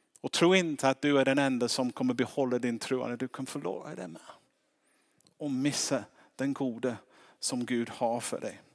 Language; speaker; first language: Swedish; non-native, fluent; English